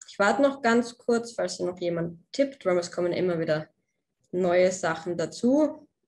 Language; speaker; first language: German; native; German